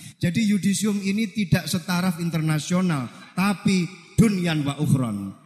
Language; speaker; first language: Indonesian; non-native, local second language; Javanese